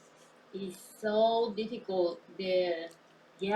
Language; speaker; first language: English; non-native, learner; Spanish